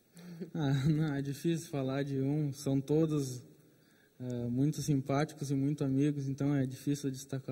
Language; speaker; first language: Italian; non-native, learner; Portuguese